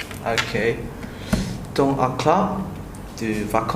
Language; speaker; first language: French; non-native, learner; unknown